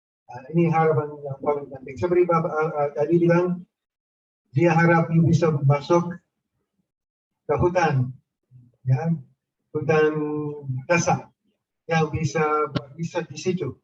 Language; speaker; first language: Indonesian; non-native, fluent; English